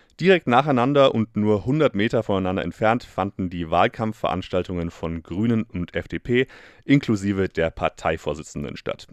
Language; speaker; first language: German; native; German